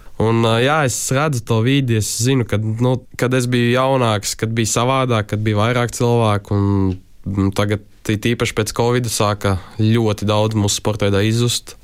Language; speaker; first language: Latvian; native; Latvian